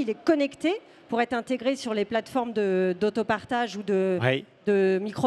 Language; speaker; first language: French; native; French